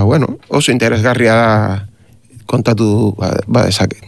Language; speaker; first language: Basque; non-native, learner; Spanish